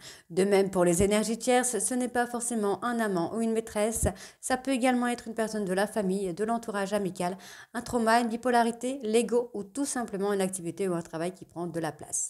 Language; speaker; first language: French; native; French